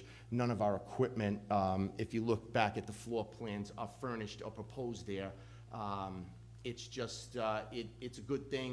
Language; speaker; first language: English; native; English